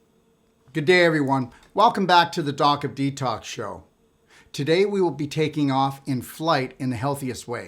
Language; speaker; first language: English; native; English